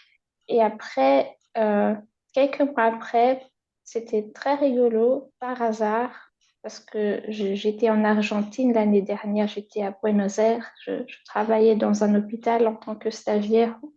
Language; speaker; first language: French; non-native, fluent; German